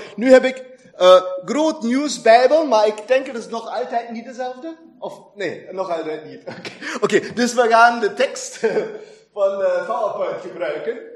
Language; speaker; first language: Dutch; non-native, fluent; German